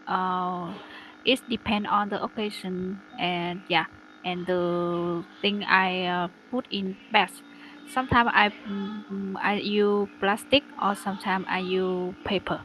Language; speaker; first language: English; non-native, learner; Vietnamese